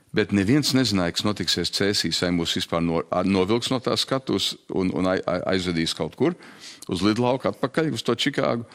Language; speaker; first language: Latvian; early bilingual, heritage; Latvian